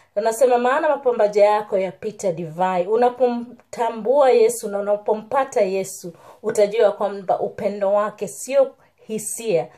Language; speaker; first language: Swahili; native; Swahili